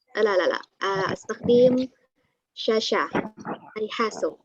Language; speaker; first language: Arabic; non-native, learner; Indonesian